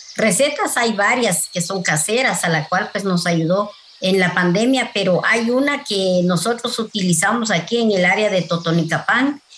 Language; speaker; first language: Spanish; non-native, local second language; Kʼicheʼ